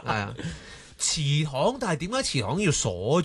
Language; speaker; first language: Cantonese; native; Cantonese